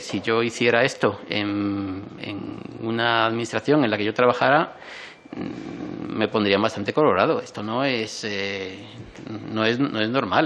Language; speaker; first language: Spanish; native; Spanish